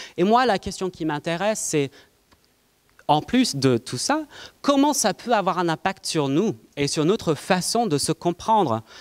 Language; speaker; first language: French; non-native, fluent; English